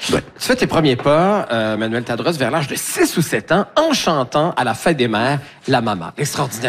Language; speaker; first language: French; native; French